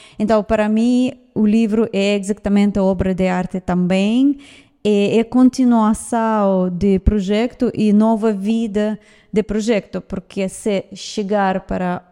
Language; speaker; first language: Portuguese; non-native, fluent; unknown